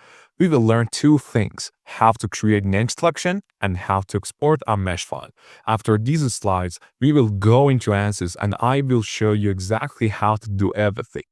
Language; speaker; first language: English; non-native, fluent; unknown